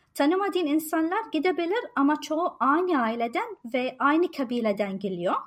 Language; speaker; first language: Turkish; non-native, fluent; Arabic